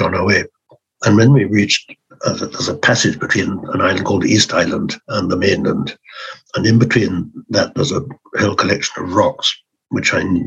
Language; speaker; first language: English; native; English